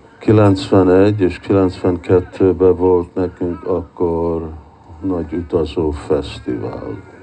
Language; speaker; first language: Hungarian; early bilingual, heritage; Hungarian